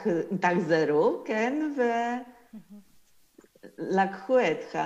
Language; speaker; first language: Hebrew; non-native, learner; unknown